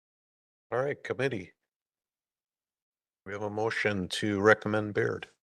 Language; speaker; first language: English; native; English